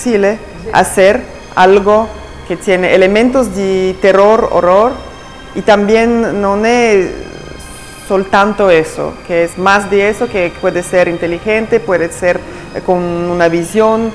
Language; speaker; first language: Spanish; non-native, fluent; Italian